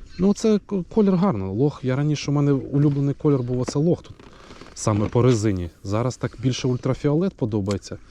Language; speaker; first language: Ukrainian; native; Ukrainian